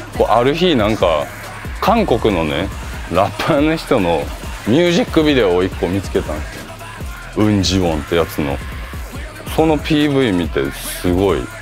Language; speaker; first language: Japanese; early bilingual, other home language; Korean